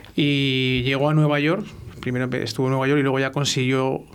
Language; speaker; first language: Spanish; native; Spanish